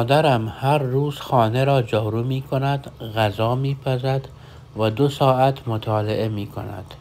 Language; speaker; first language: Persian; non-native, fluent; Urdu